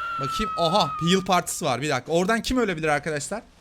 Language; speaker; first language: Turkish; native; Turkish